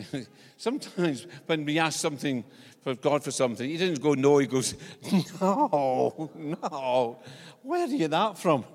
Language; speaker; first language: English; native; English